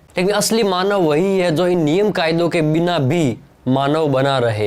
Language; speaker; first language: Hindi; native; Hindi